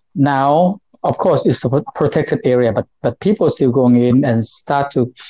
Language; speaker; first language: English; non-native, learner; Lao